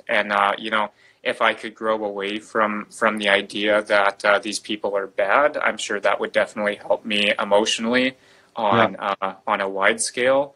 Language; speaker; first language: English; native; English